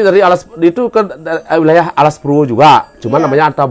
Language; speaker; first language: Indonesian; native; Indonesian